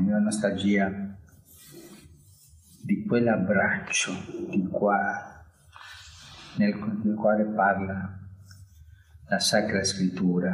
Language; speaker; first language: Italian; early bilingual, heritage; Spanish